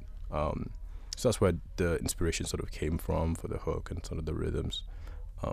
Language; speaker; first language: English; non-native, local second language; Ganda